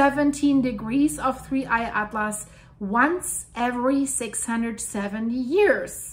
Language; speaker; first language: English; non-native, fluent; German